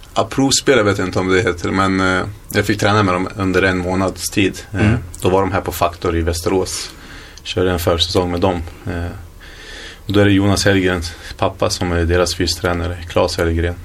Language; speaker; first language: Swedish; early bilingual, other home language; Kurdish